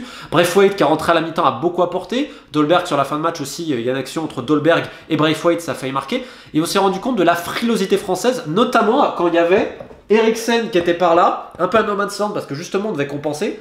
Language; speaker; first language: French; native; French